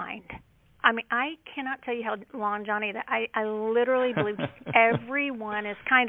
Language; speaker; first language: English; native; English